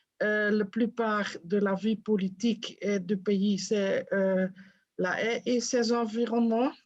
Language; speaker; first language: French; non-native, fluent; Dutch